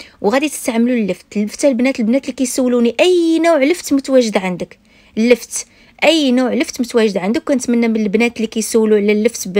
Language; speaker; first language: Arabic; native; Arabic